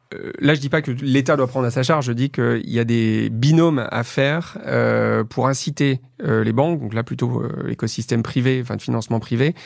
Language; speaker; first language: French; native; French